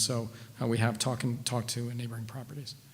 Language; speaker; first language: English; native; English